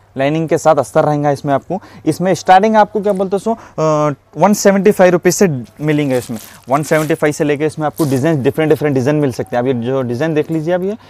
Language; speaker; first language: Hindi; native; Hindi